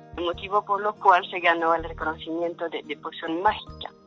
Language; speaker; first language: Spanish; non-native, fluent; French